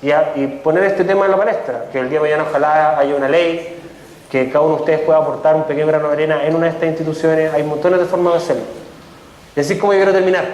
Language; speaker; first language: Spanish; native; Spanish